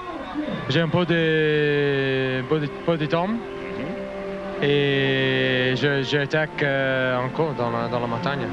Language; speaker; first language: French; non-native, learner; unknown